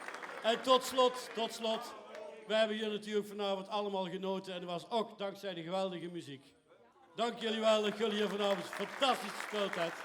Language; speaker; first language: Dutch; native; Dutch